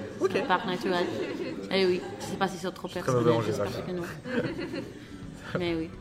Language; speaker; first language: French; non-native, learner; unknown